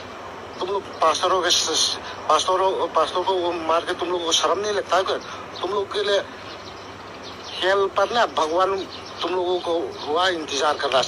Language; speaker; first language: Hindi; non-native, local second language; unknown